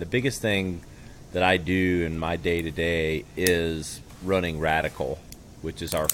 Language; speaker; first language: English; native; English